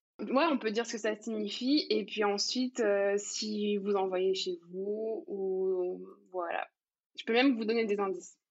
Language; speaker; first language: French; native; French